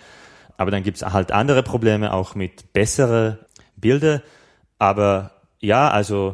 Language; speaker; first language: German; non-native, fluent; Slovak